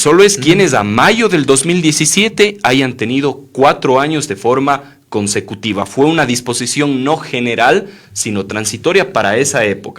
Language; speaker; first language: Spanish; native; Spanish